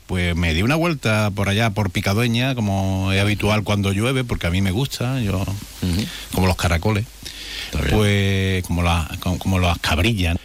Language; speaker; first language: Spanish; native; Spanish